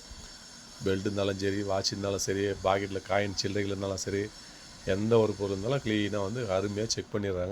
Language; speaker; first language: Tamil; native; Tamil